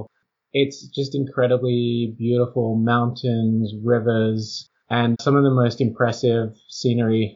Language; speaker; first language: English; native; English